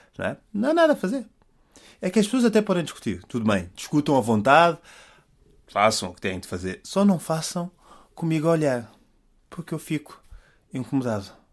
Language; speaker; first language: Portuguese; native; Portuguese